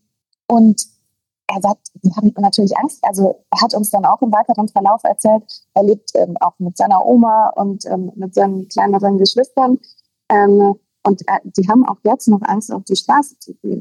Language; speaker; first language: German; native; German